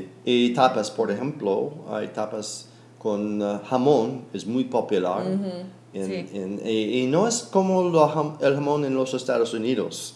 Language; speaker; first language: Spanish; non-native, fluent; English